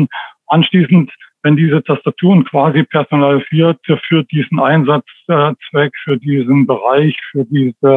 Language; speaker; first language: German; native; German